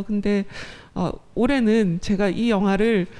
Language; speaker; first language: Korean; native; Korean